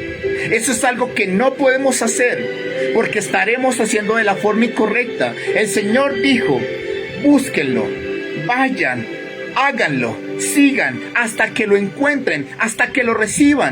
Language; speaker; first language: Spanish; native; Spanish